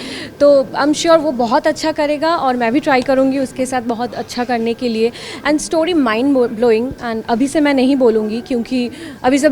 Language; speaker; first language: Hindi; non-native, local second language; Bangla